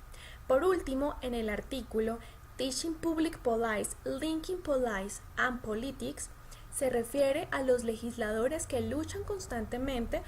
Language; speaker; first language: Spanish; native; Spanish